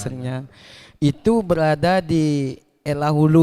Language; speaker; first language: Malay; native; Malay